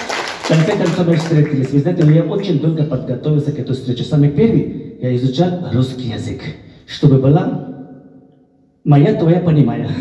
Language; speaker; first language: Russian; non-native, fluent; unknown